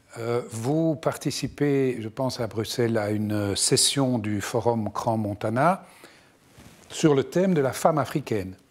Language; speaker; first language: French; non-native, local second language; Arabic